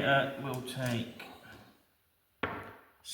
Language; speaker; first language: English; native; English